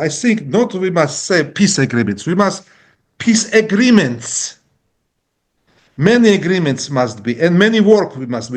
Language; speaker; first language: English; non-native, learner; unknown